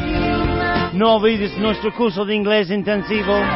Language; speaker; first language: Spanish; non-native, fluent; English